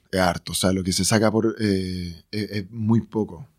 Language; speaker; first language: Spanish; native; Spanish